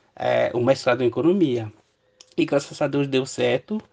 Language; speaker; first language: Portuguese; non-native, fluent; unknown